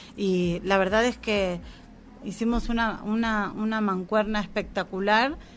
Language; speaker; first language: Spanish; native; Spanish